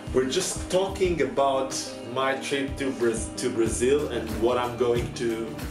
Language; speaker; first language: English; non-native, fluent; Portuguese